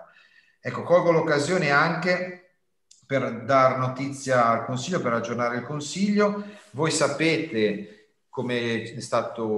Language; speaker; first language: Italian; native; Italian